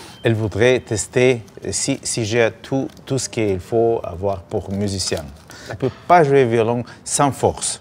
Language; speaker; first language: French; non-native, learner; Russian